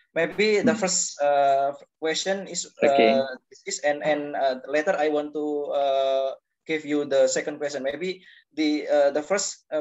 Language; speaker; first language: English; non-native, learner; Indonesian